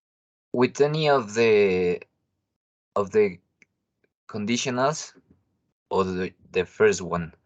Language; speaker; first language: English; non-native, learner; Spanish